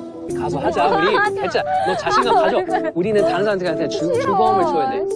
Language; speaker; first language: Korean; non-native, fluent; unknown